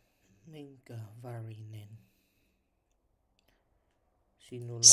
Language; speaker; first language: Finnish; non-native, learner; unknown